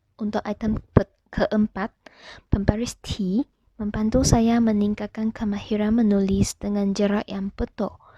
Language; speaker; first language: Malay; non-native, local second language; Chinese